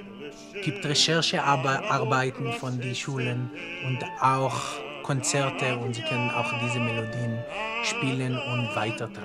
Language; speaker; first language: German; non-native, fluent; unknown